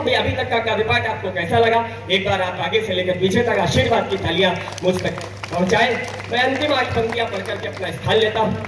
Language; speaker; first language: Hindi; native; Hindi